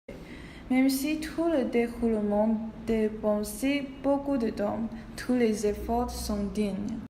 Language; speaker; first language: French; non-native, learner; Chinese